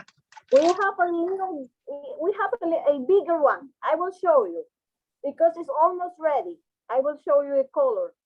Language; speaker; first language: English; non-native, fluent; Spanish